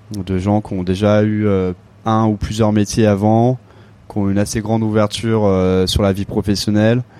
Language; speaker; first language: French; native; French